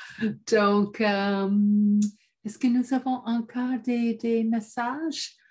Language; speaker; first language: French; non-native, fluent; English